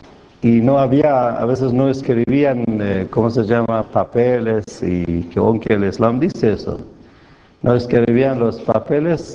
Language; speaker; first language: Spanish; non-native, fluent; Persian